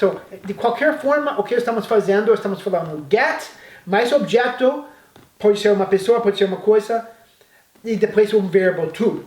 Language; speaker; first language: Portuguese; non-native, fluent; English